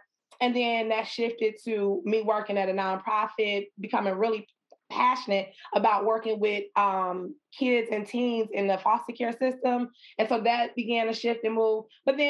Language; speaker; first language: English; native; English